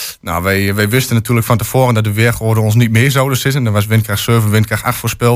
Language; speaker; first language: Dutch; native; Dutch